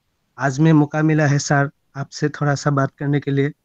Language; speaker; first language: Hindi; non-native, local second language; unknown